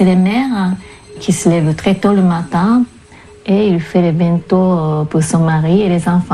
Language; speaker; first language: French; non-native, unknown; Japanese